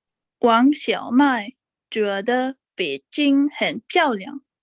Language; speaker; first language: Chinese; non-native, learner; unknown